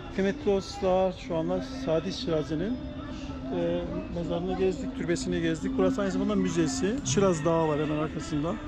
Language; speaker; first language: Turkish; native; Turkish